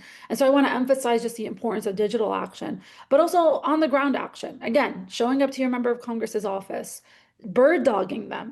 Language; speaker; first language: English; native; English